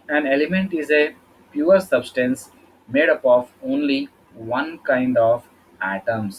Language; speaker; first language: English; non-native, local second language; Kannada